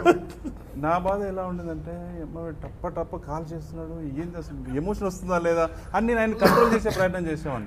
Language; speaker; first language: Telugu; native; Telugu